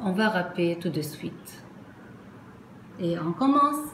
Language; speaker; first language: French; non-native, fluent; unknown